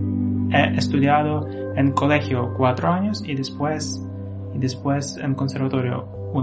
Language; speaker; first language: Spanish; non-native, learner; Ukrainian